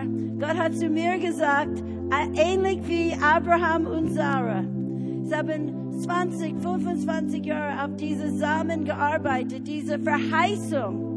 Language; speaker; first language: German; non-native, fluent; English